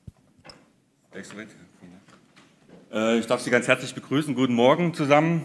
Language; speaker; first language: German; native; German